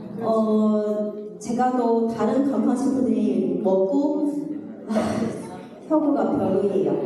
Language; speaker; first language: Korean; non-native, learner; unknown